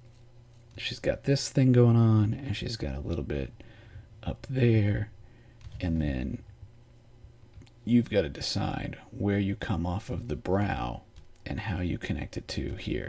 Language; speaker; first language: English; native; English